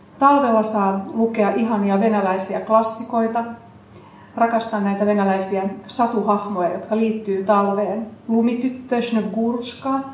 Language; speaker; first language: Finnish; native; Finnish